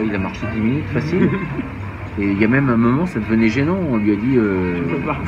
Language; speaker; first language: French; native; French